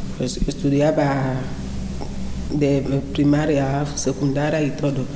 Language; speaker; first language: Spanish; non-native, local second language; Fang